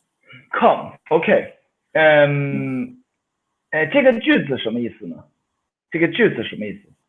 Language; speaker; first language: Chinese; non-native, fluent; Swedish